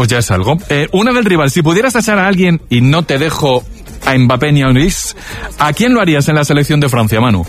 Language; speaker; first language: Spanish; native; Spanish